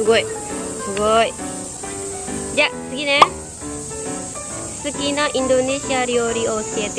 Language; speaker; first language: Japanese; non-native, fluent; Indonesian